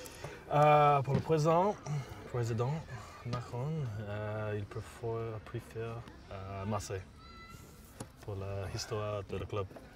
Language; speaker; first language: French; non-native, learner; English